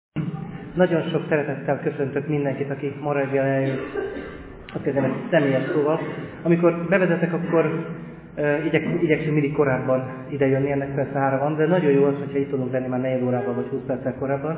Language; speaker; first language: Hungarian; native; Hungarian